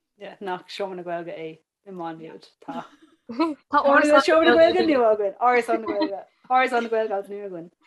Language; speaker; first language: Irish; native; Irish